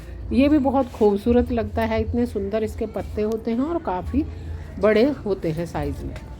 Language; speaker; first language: Hindi; native; Hindi